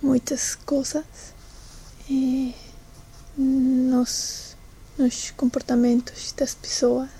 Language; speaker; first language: Portuguese; non-native, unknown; Spanish